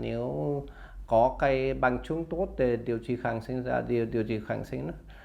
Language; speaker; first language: Vietnamese; non-native, learner; Swedish